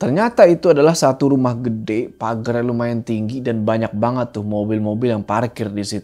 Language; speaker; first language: Indonesian; native; Indonesian